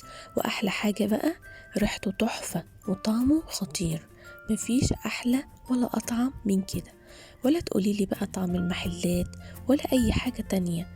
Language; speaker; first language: Arabic; native; Arabic